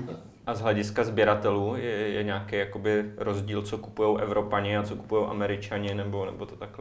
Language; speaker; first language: Czech; native; Czech